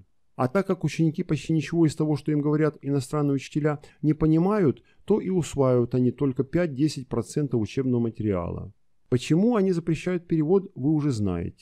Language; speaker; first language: Russian; native; Russian